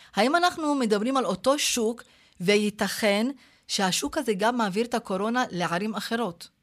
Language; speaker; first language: Hebrew; non-native, local second language; Arabic